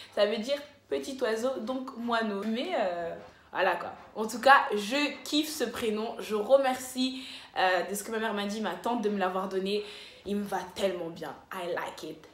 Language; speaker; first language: French; early bilingual, other home language; Lingala